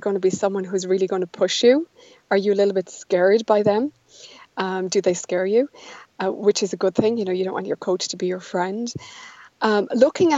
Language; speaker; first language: English; native; English